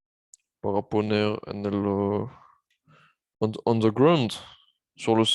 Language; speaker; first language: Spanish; non-native, learner; French